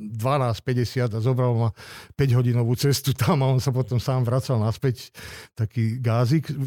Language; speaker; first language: Slovak; non-native, local second language; Hungarian